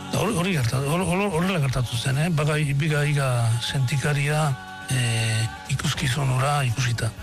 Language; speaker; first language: Basque; non-native, local second language; Spanish